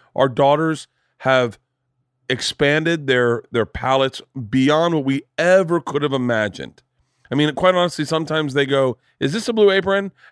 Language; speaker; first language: English; native; English